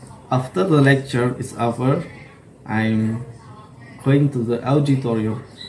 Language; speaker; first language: English; non-native, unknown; Indonesian